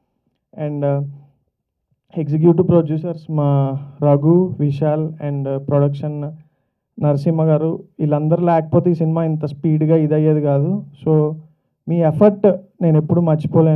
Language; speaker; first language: Telugu; native; Telugu